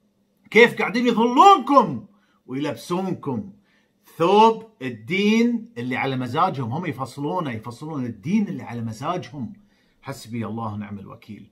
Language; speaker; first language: Arabic; native; Arabic